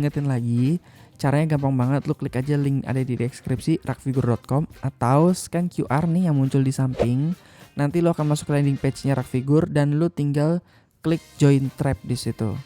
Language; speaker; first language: Indonesian; native; Indonesian